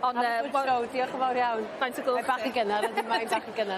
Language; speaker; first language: Welsh; native; Welsh